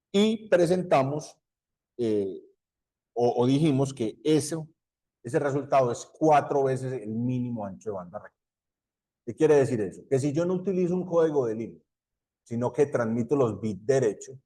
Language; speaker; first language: Spanish; native; Spanish